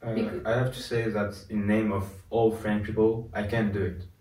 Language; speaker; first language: English; non-native, learner; French